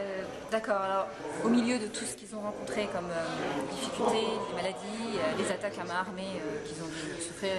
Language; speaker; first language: French; native; French